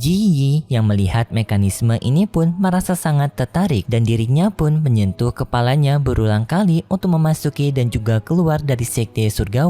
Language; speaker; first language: Indonesian; native; Indonesian